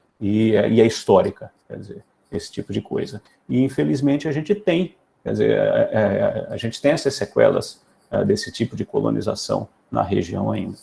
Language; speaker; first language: Portuguese; native; Portuguese